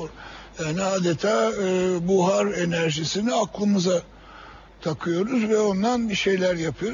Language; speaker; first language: Turkish; native; Turkish